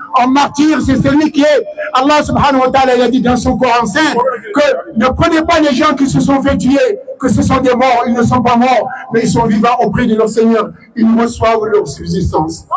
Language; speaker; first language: French; non-native, local second language; Soninke